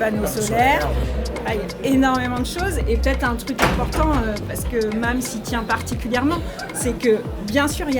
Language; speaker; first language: French; native; French